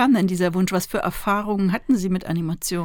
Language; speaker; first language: German; native; German